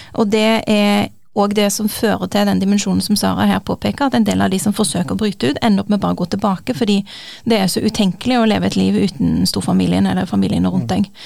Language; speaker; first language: Norwegian; early bilingual, other home language; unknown